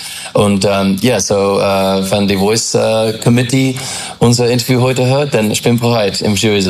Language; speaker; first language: German; non-native, learner; English